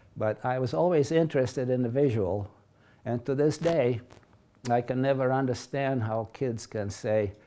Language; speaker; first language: English; early bilingual, other home language; Latvian